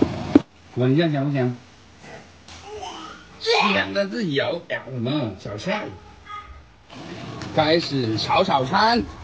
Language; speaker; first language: Chinese; non-native, local second language; Cantonese